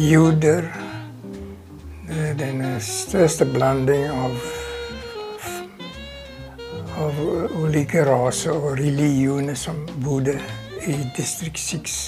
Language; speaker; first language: Swedish; non-native, fluent; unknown